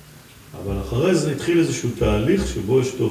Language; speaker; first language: Hebrew; native; Hebrew